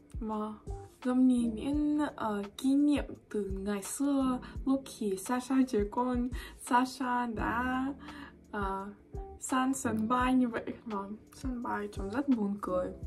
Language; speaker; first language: Vietnamese; non-native, learner; Russian